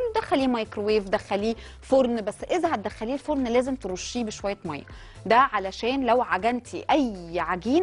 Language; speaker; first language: Arabic; native; Arabic